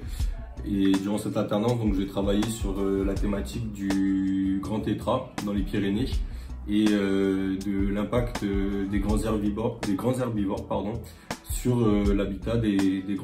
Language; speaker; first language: French; native; French